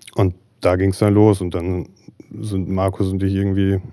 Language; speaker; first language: German; native; German